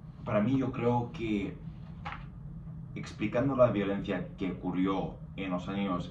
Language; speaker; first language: Spanish; non-native, fluent; English